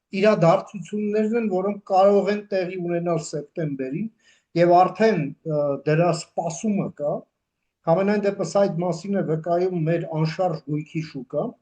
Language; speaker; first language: Armenian; native; Armenian